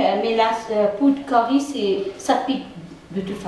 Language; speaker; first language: French; non-native, fluent; Nepali